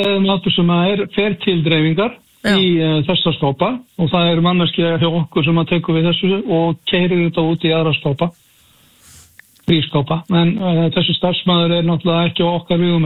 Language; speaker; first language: Icelandic; native; Icelandic